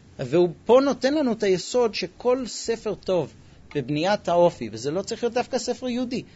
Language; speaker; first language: Hebrew; non-native, fluent; English